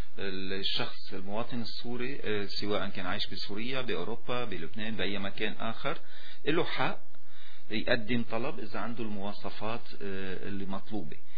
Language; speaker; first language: Arabic; native; Arabic